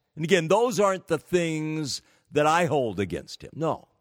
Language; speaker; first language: English; native; English